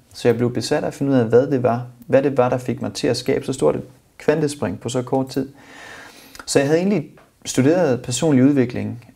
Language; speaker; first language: Danish; native; Danish